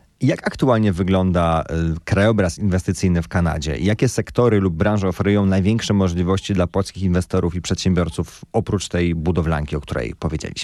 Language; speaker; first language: Polish; native; Polish